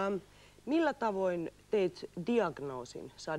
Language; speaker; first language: Finnish; native; Finnish